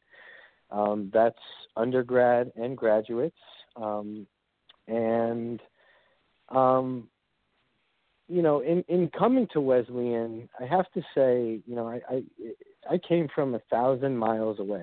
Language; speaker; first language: English; native; English